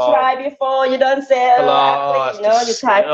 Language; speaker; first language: English; non-native, learner; Thai